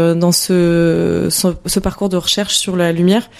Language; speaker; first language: French; native; French